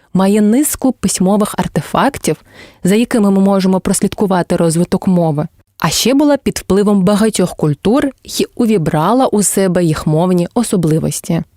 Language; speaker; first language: Ukrainian; non-native, local second language; Crimean Tatar